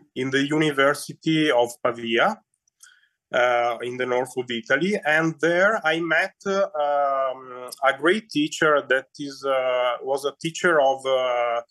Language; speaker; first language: English; non-native, fluent; Italian